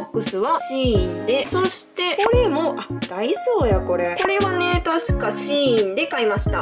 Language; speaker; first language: Japanese; native; Japanese